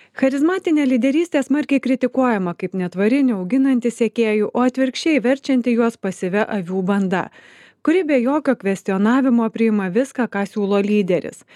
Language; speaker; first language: Lithuanian; native; Lithuanian